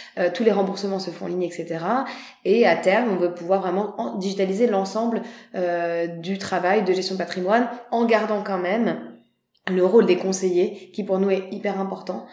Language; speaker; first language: French; native; French